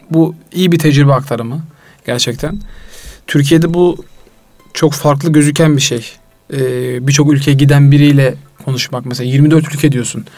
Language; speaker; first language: Turkish; native; Turkish